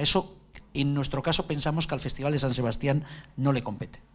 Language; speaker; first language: Spanish; native; Spanish